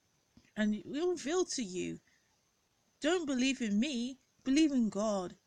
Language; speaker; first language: English; native; English